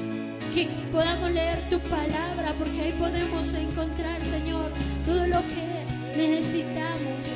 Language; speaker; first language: Spanish; native; Spanish